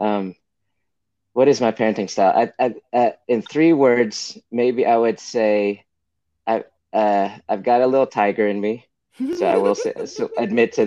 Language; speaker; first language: English; native; English